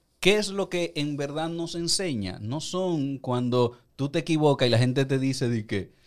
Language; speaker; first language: Spanish; native; Spanish